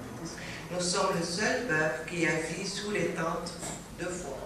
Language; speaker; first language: French; non-native, fluent; Arabic